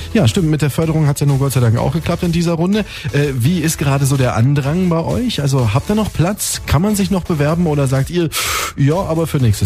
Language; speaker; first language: German; native; German